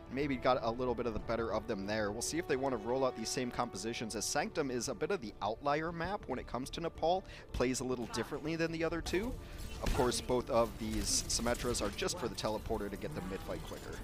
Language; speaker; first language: English; native; English